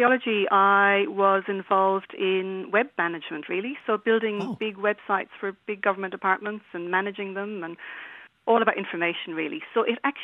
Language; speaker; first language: English; native; English